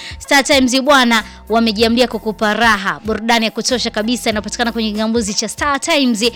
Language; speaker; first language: Swahili; native; Swahili